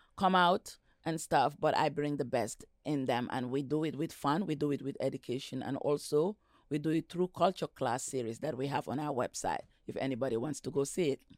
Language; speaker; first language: English; non-native, local second language; Wolof